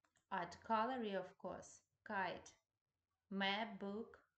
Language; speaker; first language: English; non-native, fluent; Ukrainian